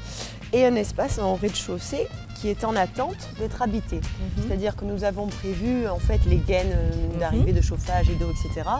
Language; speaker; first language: French; native; French